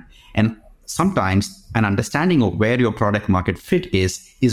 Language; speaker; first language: English; non-native, local second language; Tamil